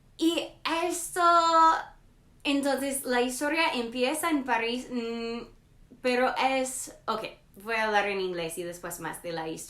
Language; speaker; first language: Spanish; non-native, learner; English